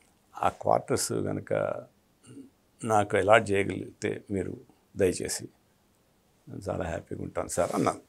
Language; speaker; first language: Telugu; native; Telugu